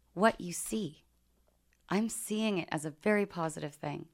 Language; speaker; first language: English; native; English